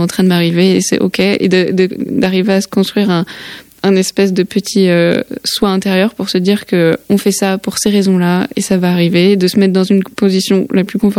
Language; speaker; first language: French; native; French